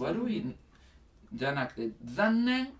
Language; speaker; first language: Japanese; non-native, learner; Italian